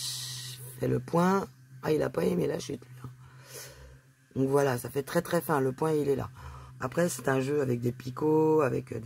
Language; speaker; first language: French; native; French